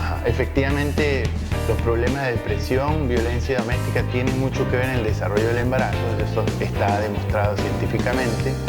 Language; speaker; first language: Spanish; native; Spanish